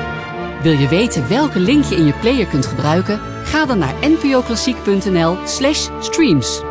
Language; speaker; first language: Dutch; native; Dutch